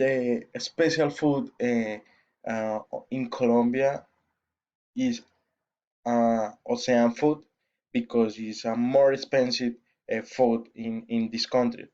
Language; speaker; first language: English; non-native, learner; Spanish